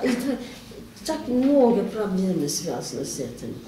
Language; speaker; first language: Russian; non-native, learner; English